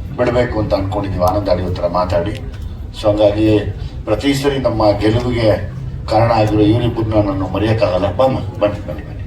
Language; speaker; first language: Kannada; native; Kannada